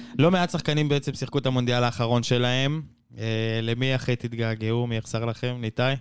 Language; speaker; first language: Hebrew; native; Hebrew